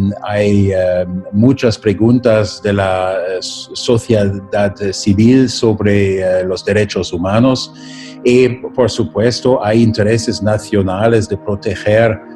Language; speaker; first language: Spanish; non-native, fluent; German